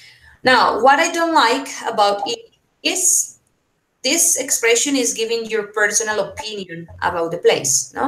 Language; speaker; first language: English; non-native, fluent; Spanish